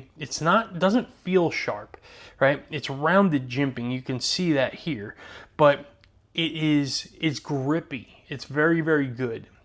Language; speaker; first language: English; native; English